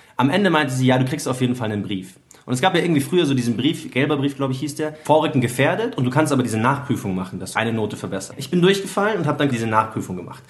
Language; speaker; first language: German; early bilingual, other home language; Arabic